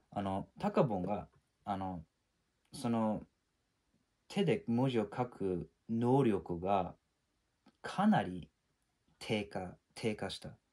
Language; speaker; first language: Japanese; non-native, fluent; English